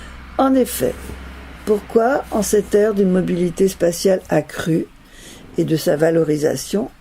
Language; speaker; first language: French; native; French